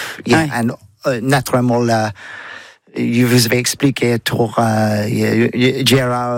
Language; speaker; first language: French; non-native, learner; English